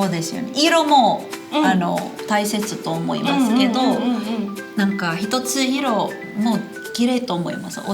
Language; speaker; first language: Japanese; non-native, fluent; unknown